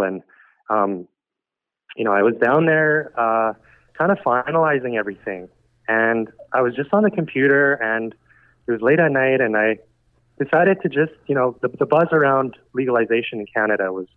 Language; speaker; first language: English; native; English